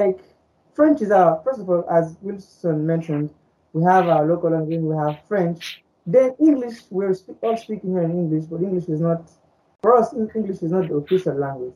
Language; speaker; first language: English; non-native, fluent; Fula